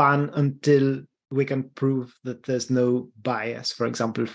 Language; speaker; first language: English; non-native, fluent; Greek